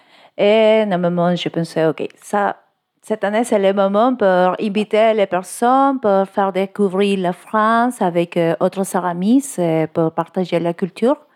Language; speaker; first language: French; non-native, learner; Spanish